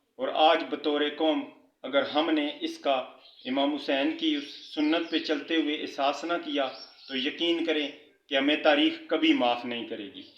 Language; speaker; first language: Urdu; non-native, local second language; Punjabi